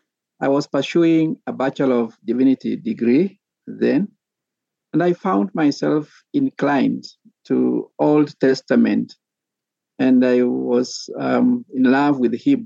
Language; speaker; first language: English; non-native, local second language; Kalenjin